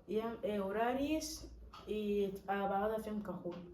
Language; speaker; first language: Catalan; non-native, learner; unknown